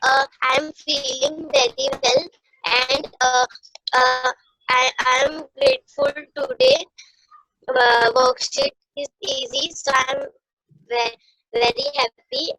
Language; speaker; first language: English; non-native, learner; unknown